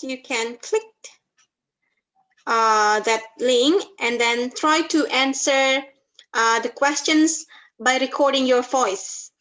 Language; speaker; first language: English; non-native, fluent; Indonesian